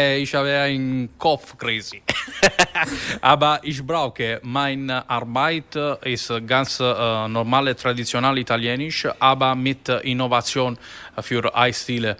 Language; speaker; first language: German; non-native, learner; Italian